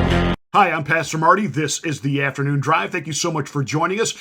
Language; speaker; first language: English; native; English